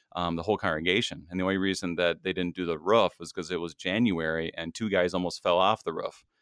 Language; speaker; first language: English; native; English